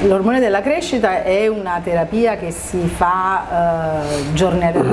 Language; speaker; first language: Italian; native; Italian